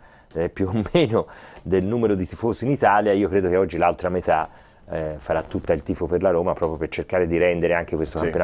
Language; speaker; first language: Italian; native; Italian